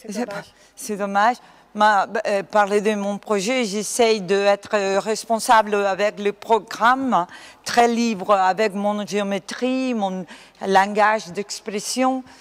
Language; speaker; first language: French; non-native, learner; Spanish